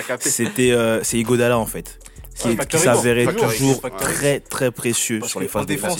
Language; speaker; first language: French; native; French